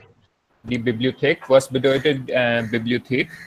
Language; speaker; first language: German; non-native, fluent; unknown